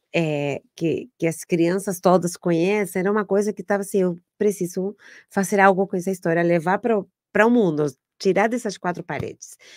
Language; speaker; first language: Portuguese; non-native, fluent; Spanish